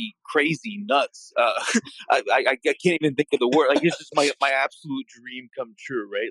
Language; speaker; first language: English; native; English